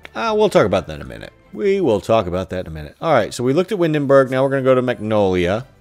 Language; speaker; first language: English; native; English